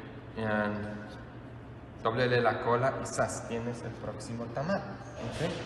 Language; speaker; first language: Spanish; non-native, fluent; English